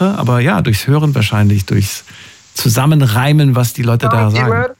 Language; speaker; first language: German; native; German